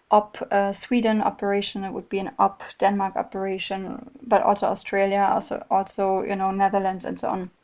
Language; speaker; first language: English; non-native, fluent; German